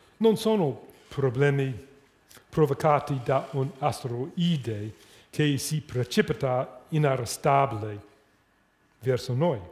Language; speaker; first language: Italian; non-native, fluent; English